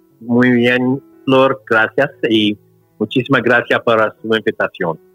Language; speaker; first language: Spanish; non-native, learner; English